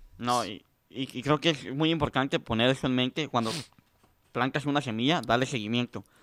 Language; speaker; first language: Spanish; native; Spanish